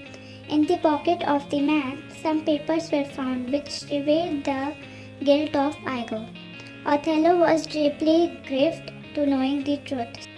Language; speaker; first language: English; non-native, local second language; Hindi